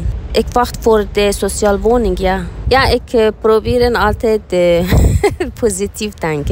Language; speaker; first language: Dutch; non-native, learner; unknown